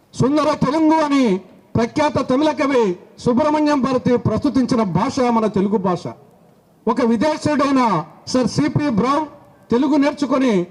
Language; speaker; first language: Telugu; native; Telugu